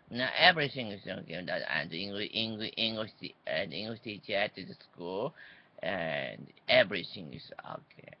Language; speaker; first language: English; non-native, learner; Japanese